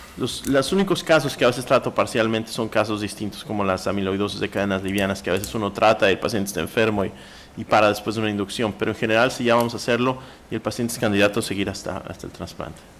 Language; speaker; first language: Spanish; native; Spanish